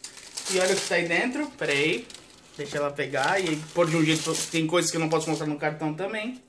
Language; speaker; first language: Portuguese; native; Portuguese